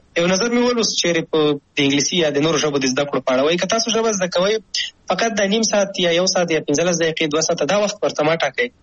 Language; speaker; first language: Pashto; native; Pashto